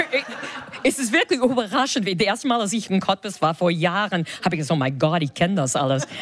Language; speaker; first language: German; non-native, fluent; English